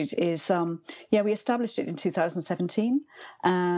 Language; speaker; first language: English; native; English